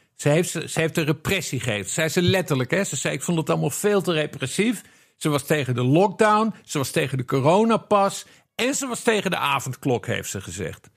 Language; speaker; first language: Dutch; native; Dutch